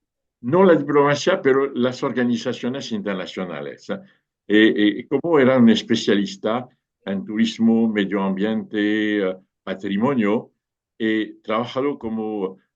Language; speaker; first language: Spanish; non-native, fluent; French